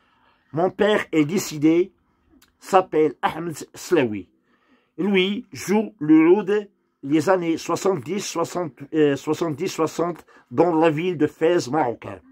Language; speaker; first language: French; non-native, local second language; Arabic